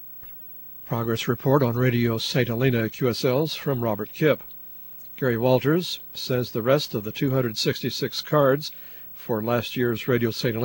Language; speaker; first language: English; native; English